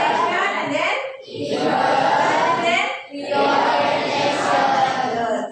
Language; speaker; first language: English; non-native, learner; Indonesian